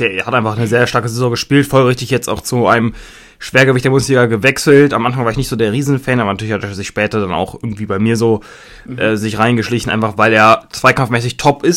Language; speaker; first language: German; native; German